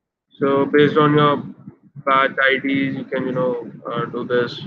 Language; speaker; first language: English; non-native, local second language; Hindi